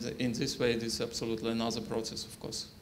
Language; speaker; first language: English; non-native, learner; Ukrainian